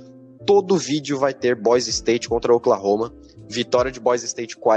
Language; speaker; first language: Portuguese; native; Portuguese